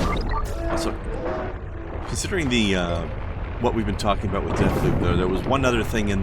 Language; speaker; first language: English; native; English